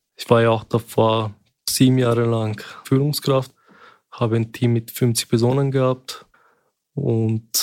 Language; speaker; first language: German; early bilingual, other home language; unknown